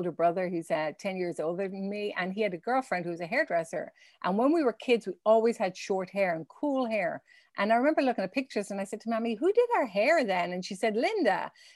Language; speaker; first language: English; native; English